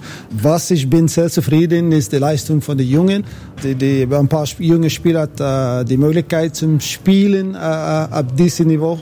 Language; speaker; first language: German; non-native, fluent; English